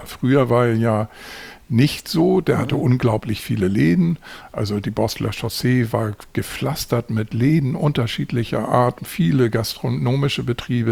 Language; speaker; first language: German; native; German